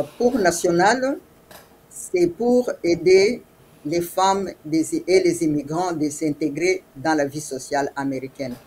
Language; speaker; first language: French; non-native, local second language; Swahili